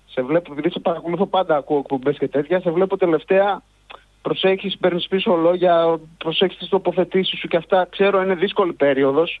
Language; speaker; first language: Greek; native; Greek